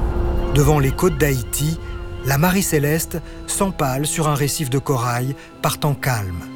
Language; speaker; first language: French; native; French